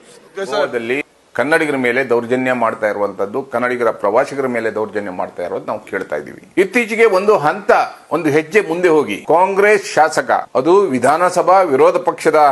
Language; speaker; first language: Kannada; native; Kannada